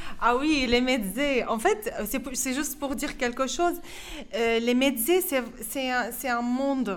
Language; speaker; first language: French; non-native, fluent; Arabic